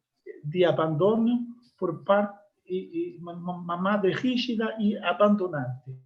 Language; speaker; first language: Spanish; non-native, learner; Portuguese